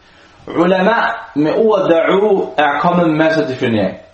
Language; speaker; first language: Danish; non-native, local second language; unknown